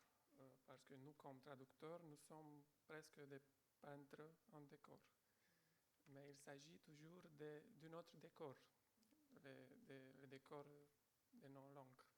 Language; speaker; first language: French; non-native, fluent; Romanian